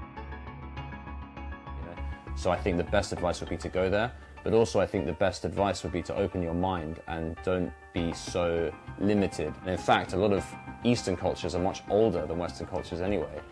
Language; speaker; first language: English; early bilingual, other home language; Chinese